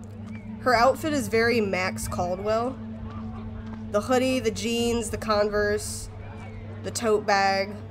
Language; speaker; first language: English; native; English